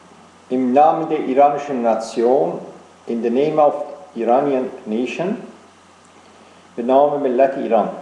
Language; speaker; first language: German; non-native, fluent; Persian